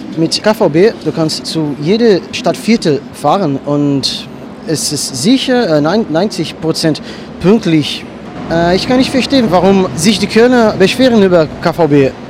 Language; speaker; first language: German; non-native, learner; Portuguese